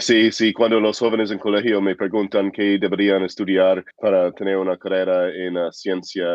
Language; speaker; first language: Spanish; non-native, fluent; English